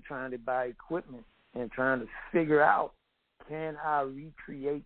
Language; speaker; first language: English; native; English